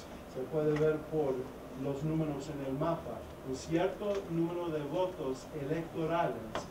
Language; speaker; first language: Spanish; non-native, fluent; English